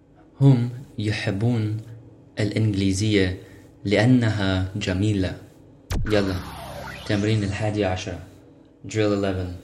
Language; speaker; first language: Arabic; non-native, fluent; English